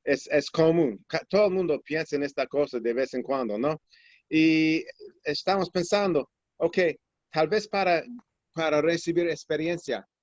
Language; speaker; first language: Spanish; non-native, learner; English